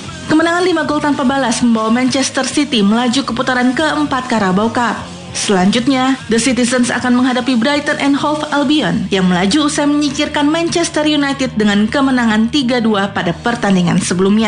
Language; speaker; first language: Indonesian; native; Indonesian